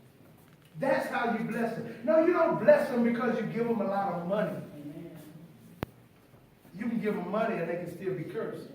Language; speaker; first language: English; native; English